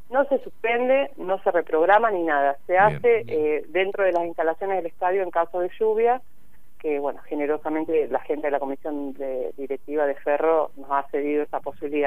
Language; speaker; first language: Spanish; native; Spanish